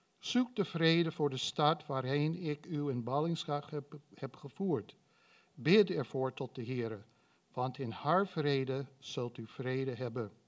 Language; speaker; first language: Dutch; non-native, fluent; English